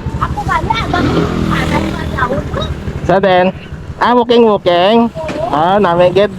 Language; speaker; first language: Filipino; non-native, local second language; Hiligaynon